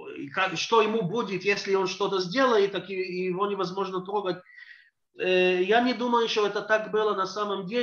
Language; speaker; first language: Russian; early bilingual, heritage; Russian